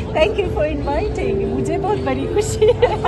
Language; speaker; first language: Hindi; non-native, fluent; Lithuanian